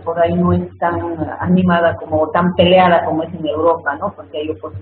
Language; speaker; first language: Spanish; native; Spanish